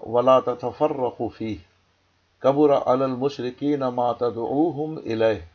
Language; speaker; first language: Urdu; native; Urdu